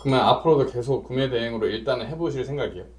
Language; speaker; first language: Korean; native; Korean